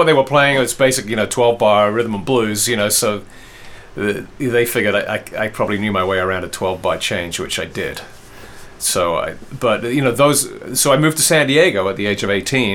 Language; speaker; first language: English; native; English